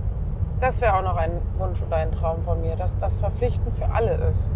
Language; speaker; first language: German; native; German